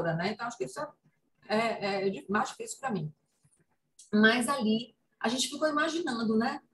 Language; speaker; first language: Portuguese; native; Portuguese